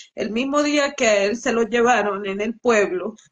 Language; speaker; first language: Spanish; native; Spanish